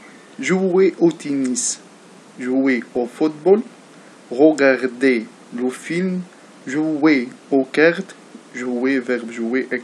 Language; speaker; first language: French; non-native, learner; Arabic